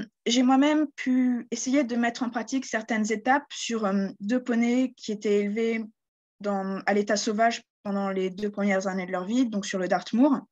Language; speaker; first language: French; native; French